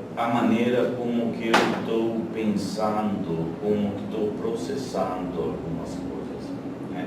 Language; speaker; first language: Portuguese; non-native, fluent; Slovenian